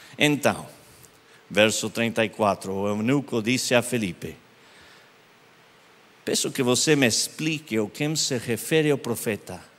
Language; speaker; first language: Portuguese; non-native, learner; English